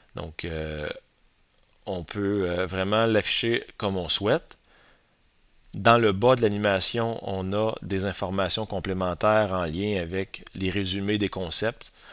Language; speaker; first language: French; native; French